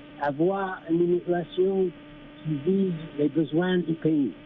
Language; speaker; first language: French; non-native, fluent; English